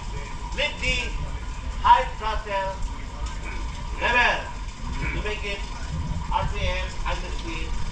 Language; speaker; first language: English; non-native, local second language; Filipino